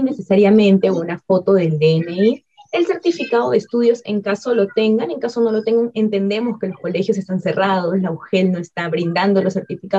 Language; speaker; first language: Spanish; native; Spanish